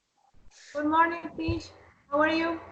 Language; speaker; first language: English; non-native, learner; Spanish